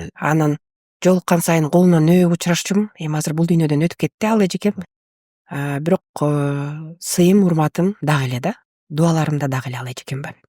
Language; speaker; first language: Kyrgyz; non-native, local second language; Russian